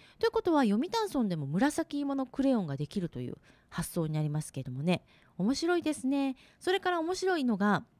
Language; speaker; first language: Japanese; native; Japanese